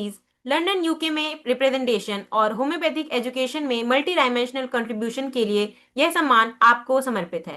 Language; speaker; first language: Hindi; native; Hindi